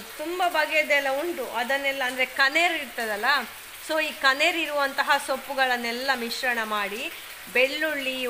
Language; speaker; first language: Kannada; non-native, local second language; Tulu